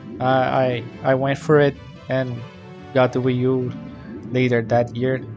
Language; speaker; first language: English; non-native, fluent; Portuguese